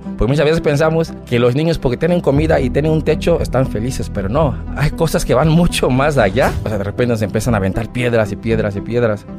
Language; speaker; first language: Spanish; non-native, fluent; Portuguese